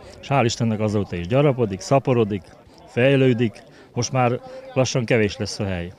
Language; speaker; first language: Hungarian; native; Hungarian